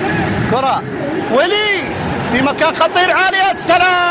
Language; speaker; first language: Arabic; native; Arabic